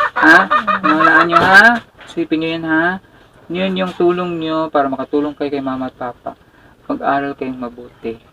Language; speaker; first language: Filipino; non-native, local second language; Cebuano